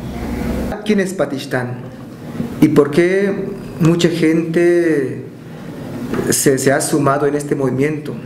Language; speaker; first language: Spanish; non-native, local second language; Tzotzil